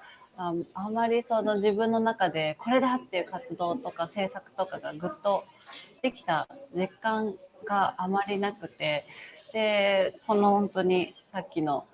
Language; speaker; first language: Japanese; native; Japanese